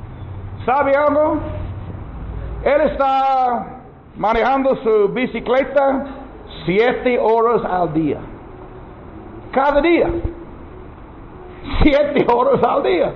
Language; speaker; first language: Spanish; non-native, learner; English